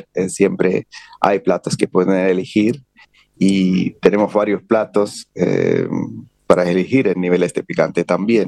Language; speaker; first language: Spanish; non-native, fluent; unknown